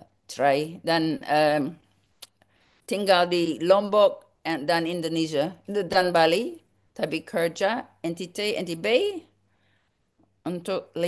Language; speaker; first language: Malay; non-native, learner; English